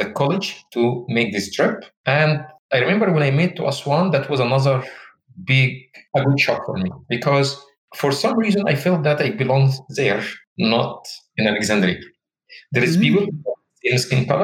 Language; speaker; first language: English; non-native, fluent; Arabic